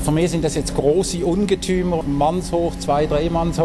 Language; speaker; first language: German; native; German